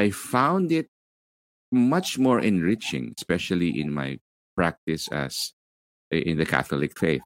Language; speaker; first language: English; non-native, local second language; Filipino